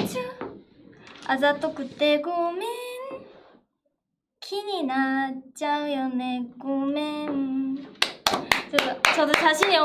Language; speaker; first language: Korean; non-native, fluent; Japanese